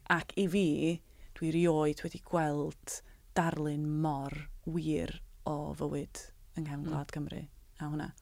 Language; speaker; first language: Welsh; native; Welsh